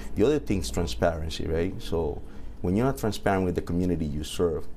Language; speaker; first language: English; early bilingual, other home language; Spanish